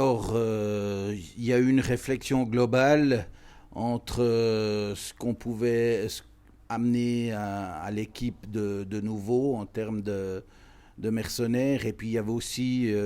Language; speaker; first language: French; native; French